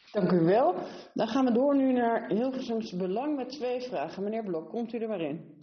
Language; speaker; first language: Dutch; native; Dutch